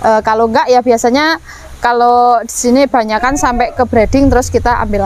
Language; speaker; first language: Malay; non-native, local second language; Javanese